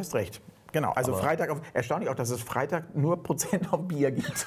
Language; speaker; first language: German; native; German